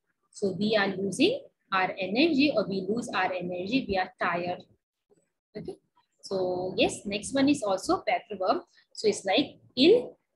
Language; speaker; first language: English; non-native, local second language; Hindi